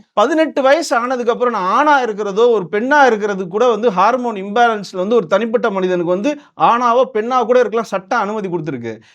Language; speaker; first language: Tamil; non-native, local second language; Telugu